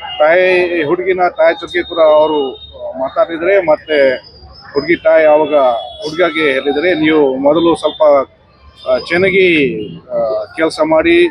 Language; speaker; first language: Kannada; non-native, fluent; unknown